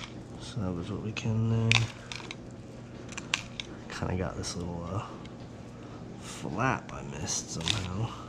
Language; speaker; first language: English; native; English